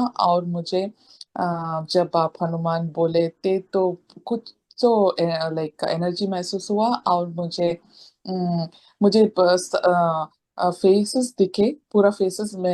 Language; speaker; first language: Hindi; non-native, local second language; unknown